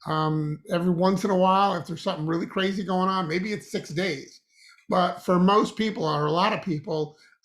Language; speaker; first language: English; native; English